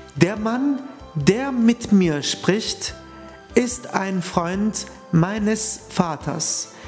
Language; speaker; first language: German; non-native, fluent; Turkish